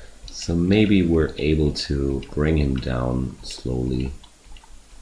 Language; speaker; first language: English; non-native, fluent; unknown